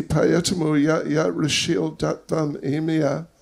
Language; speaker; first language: Russian; non-native, learner; English